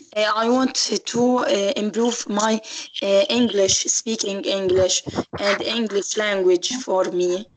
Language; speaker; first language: English; non-native, learner; Arabic